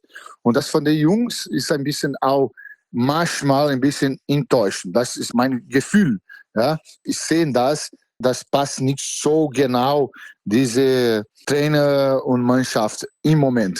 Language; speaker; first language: German; non-native, fluent; Portuguese